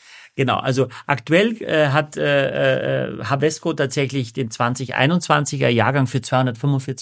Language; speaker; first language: German; native; German